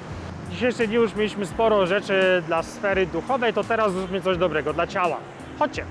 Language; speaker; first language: Polish; native; Polish